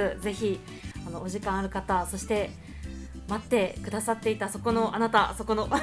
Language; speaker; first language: Japanese; native; Japanese